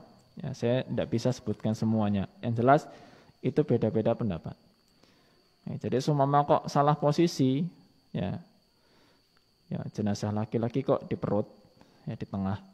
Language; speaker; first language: Indonesian; non-native, local second language; Javanese